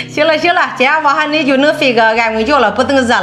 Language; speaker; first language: Chinese; native; Chinese